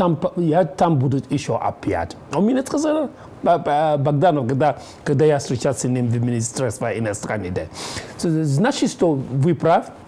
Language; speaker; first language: Russian; non-native, learner; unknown